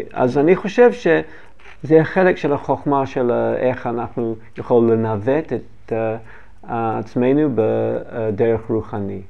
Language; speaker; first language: Hebrew; non-native, learner; English